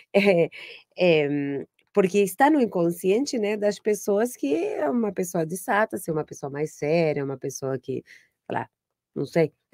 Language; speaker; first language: Portuguese; non-native, fluent; Spanish